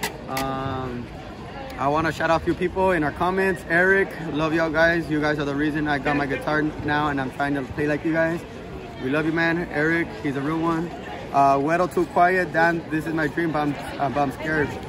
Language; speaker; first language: English; early bilingual, other home language; Spanish